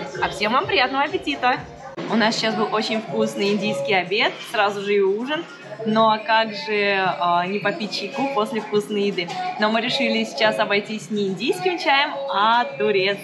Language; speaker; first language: Russian; native; Russian